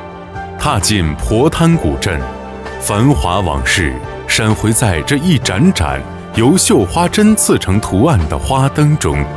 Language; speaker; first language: Chinese; native; Chinese